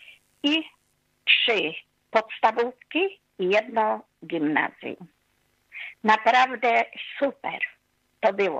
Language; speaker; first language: Polish; non-native, fluent; Hungarian